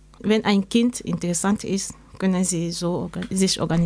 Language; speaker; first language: German; non-native, learner; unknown